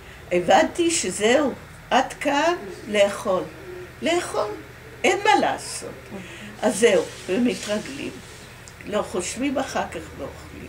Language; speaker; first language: Hebrew; early bilingual, other home language; Dutch